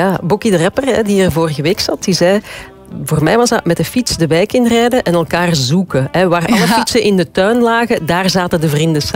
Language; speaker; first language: Dutch; native; Dutch